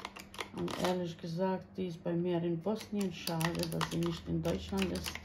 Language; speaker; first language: German; non-native, learner; Bosnian